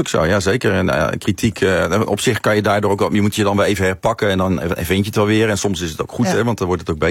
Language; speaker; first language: Dutch; native; Dutch